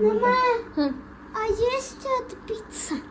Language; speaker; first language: Russian; early bilingual, other home language; Armenian